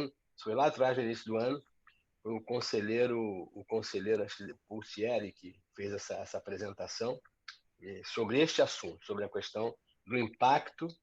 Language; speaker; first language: Portuguese; native; Portuguese